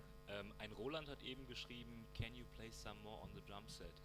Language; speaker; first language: German; native; German